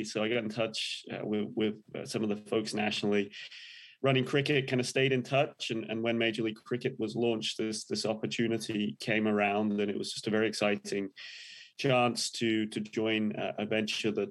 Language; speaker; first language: English; native; English